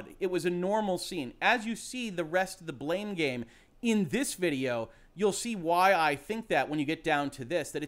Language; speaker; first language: English; native; English